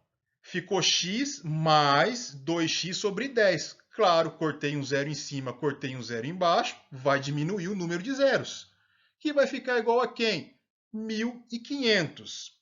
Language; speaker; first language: Portuguese; native; Portuguese